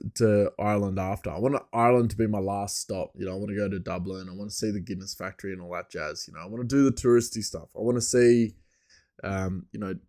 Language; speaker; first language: English; native; English